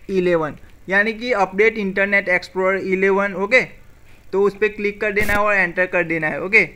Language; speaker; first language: Hindi; non-native, local second language; Gujarati